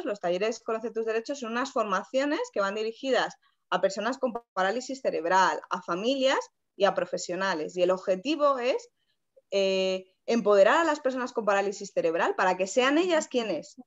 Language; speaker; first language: Spanish; native; Spanish